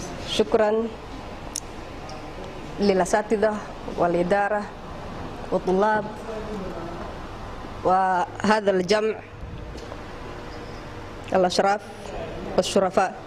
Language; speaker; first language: Arabic; non-native, learner; Somali